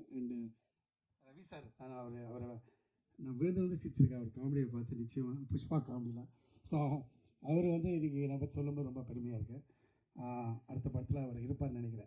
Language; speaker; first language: Tamil; native; Tamil